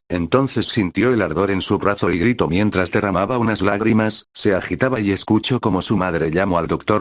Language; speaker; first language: Spanish; native; Spanish